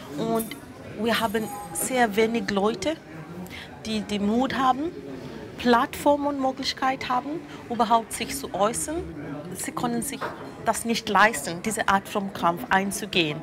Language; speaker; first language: German; non-native, fluent; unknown